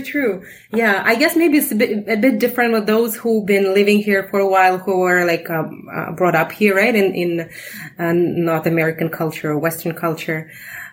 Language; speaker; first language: English; non-native, fluent; Russian